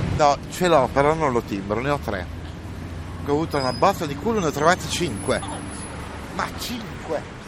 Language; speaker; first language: Italian; native; Italian